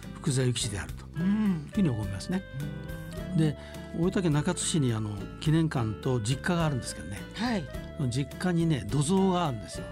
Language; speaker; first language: Japanese; native; Japanese